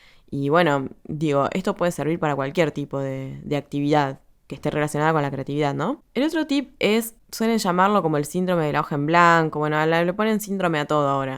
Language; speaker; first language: Spanish; native; Spanish